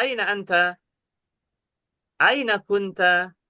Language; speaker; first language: Arabic; non-native, fluent; Indonesian